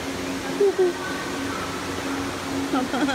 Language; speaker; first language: Chinese; non-native, learner; English